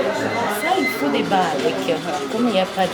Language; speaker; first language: French; native; French